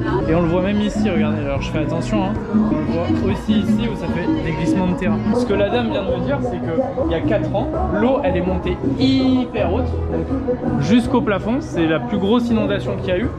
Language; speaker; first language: French; native; French